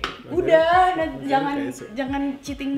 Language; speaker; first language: Indonesian; native; Indonesian